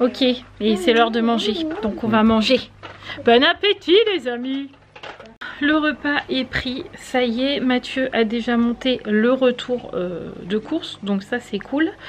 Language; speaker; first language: French; native; French